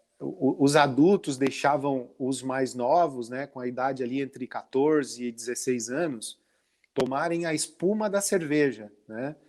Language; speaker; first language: Portuguese; native; Portuguese